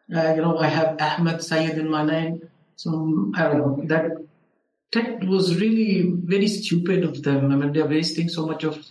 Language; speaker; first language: English; non-native, local second language; Urdu